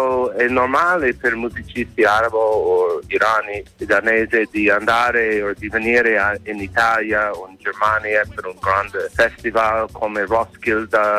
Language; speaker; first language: Italian; non-native, fluent; English